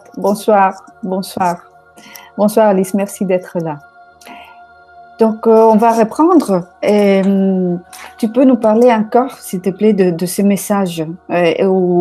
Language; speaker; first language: French; non-native, fluent; Italian